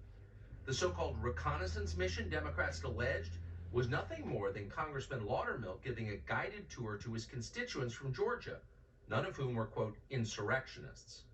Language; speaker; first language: English; native; English